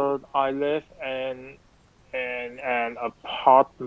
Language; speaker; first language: English; non-native, learner; Chinese